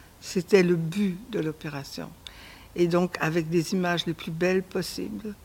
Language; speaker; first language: French; native; French